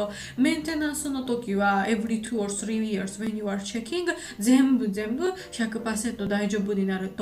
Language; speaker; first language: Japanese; non-native, learner; Georgian